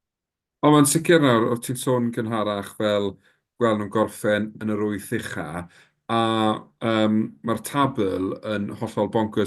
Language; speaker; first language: Welsh; native; Welsh